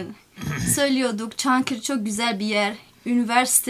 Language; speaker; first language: Turkish; non-native, fluent; Somali